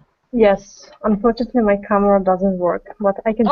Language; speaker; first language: English; non-native, fluent; Ukrainian